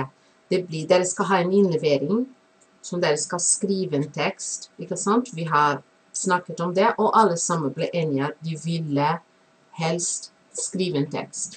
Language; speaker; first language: Norwegian; non-native, fluent; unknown